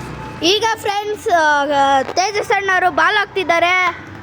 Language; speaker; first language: Kannada; native; Kannada